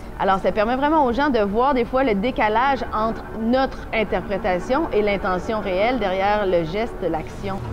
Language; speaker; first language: French; native; French